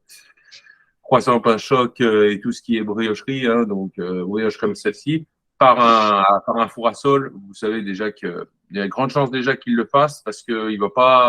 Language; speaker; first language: French; native; French